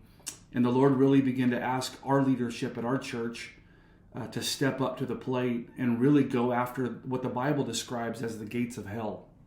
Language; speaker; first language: English; native; English